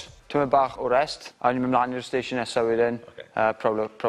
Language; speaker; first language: Welsh; native; Welsh